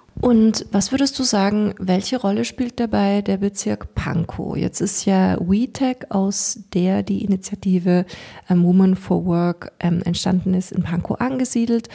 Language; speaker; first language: German; native; German